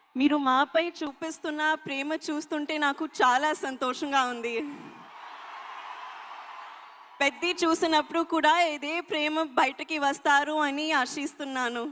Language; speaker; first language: Telugu; non-native, learner; Hindi